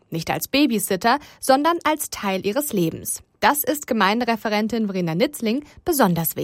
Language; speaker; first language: German; native; German